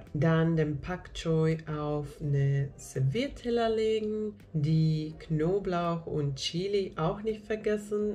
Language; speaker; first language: German; non-native, fluent; Finnish